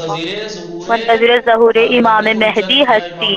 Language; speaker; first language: Persian; non-native, learner; Urdu